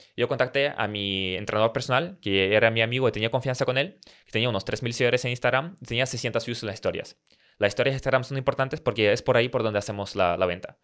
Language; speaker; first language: Spanish; early bilingual, other home language; Russian